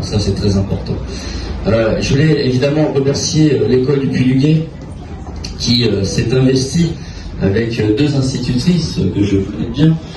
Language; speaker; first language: French; native; French